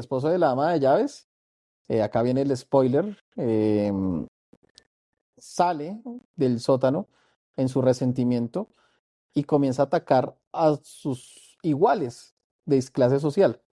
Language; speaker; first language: Spanish; native; Spanish